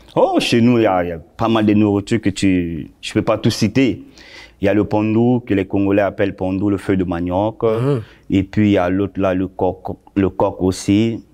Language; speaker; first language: French; non-native, local second language; Sango